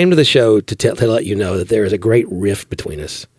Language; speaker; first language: English; native; English